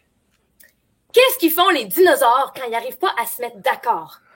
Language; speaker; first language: French; native; French